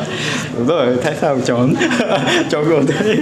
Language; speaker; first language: Vietnamese; non-native, fluent; Japanese